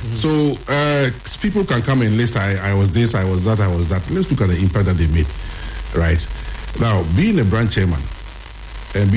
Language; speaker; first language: English; non-native, local second language; Akan